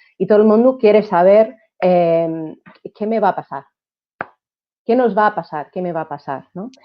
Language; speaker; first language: Spanish; non-native, fluent; English